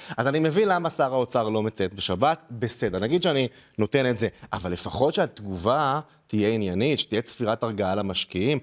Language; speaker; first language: Hebrew; native; Hebrew